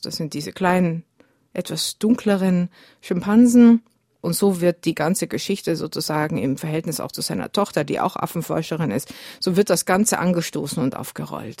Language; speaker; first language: German; native; German